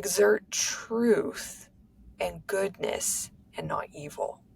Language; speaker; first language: English; native; English